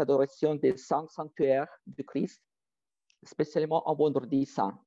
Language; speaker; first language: French; non-native, fluent; Ukrainian